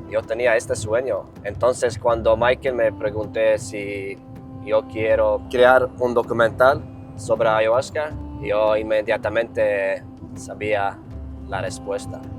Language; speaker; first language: Spanish; non-native, learner; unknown